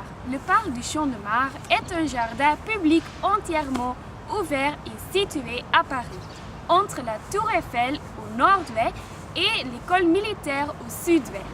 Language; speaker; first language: French; non-native, learner; Dutch